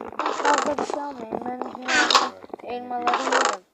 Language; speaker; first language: Turkish; native; Turkish